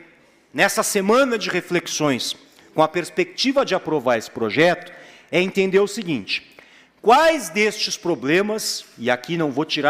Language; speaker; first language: Portuguese; native; Portuguese